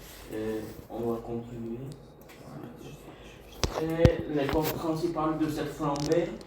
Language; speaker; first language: French; non-native, learner; Bulgarian